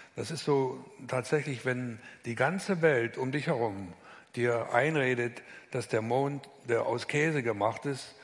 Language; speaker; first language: German; native; German